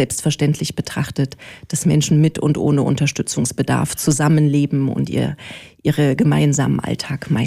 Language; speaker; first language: German; native; German